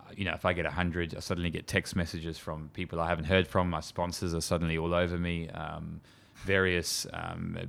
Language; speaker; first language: English; native; English